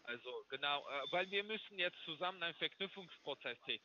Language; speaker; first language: German; non-native, fluent; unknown